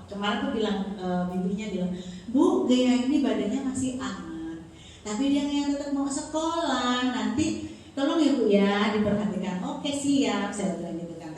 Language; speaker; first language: Indonesian; native; Indonesian